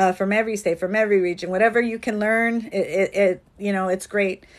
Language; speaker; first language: English; early bilingual, other home language; Spanish